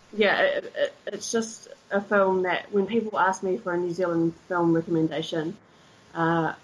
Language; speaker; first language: English; native; English